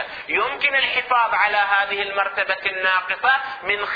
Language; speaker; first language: Arabic; native; Arabic